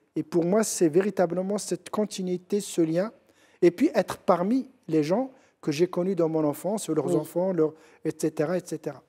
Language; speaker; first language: French; non-native, local second language; Central Atlas Tamazight